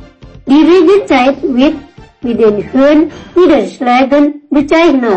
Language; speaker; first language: German; non-native, fluent; Indonesian